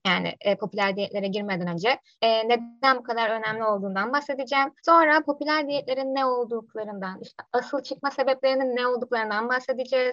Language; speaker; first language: Turkish; native; Turkish